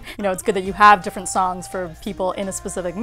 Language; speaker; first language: English; native; English